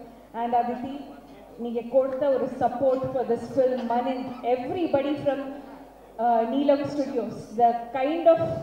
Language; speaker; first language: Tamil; non-native, learner; Malayalam